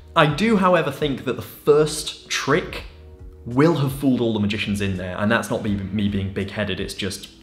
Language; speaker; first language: English; native; English